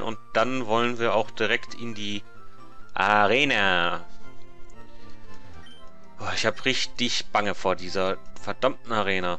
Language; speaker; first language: German; native; German